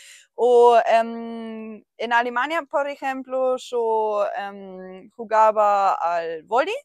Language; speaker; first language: Spanish; non-native, fluent; German